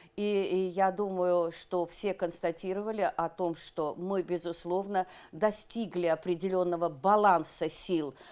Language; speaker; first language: Russian; native; Russian